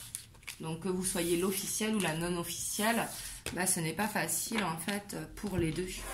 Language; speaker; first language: French; native; French